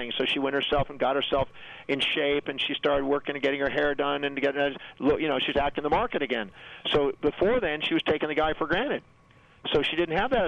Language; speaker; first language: English; native; English